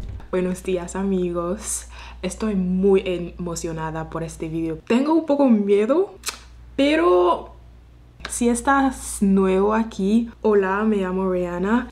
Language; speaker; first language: Spanish; non-native, learner; French